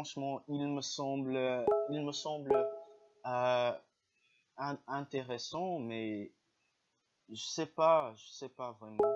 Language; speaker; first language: French; non-native, learner; English